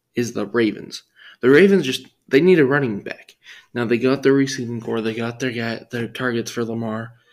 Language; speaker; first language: English; native; English